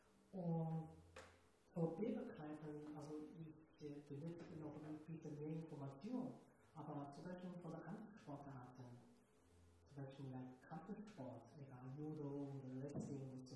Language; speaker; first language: German; non-native, learner; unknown